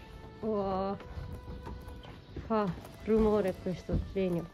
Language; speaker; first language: Italian; non-native, fluent; Japanese